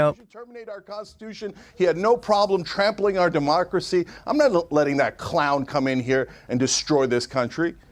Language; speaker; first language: English; native; English